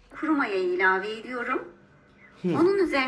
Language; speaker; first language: Turkish; native; Turkish